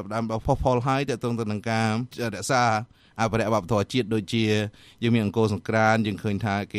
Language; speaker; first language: Khmer; native; Khmer